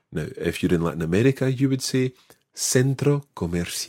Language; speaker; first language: English; native; English